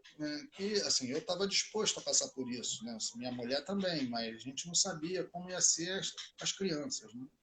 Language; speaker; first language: Portuguese; native; Portuguese